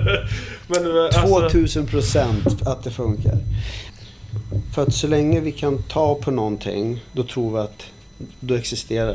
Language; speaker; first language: Swedish; early bilingual, other home language; Arabic